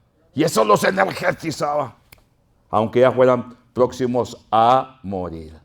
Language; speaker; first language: Spanish; native; Spanish